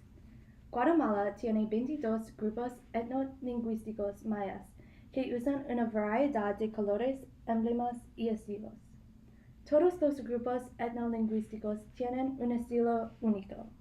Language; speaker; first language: Spanish; non-native, learner; English